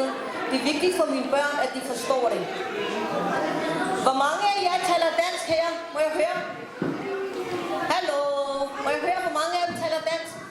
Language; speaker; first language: Danish; early bilingual, other home language; Urdu